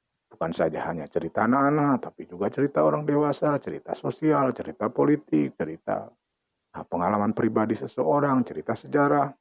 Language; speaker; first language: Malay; non-native, local second language; Achinese